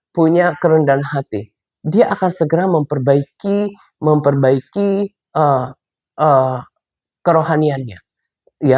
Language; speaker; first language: Indonesian; native; Indonesian